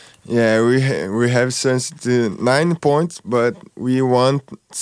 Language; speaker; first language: English; non-native, learner; Portuguese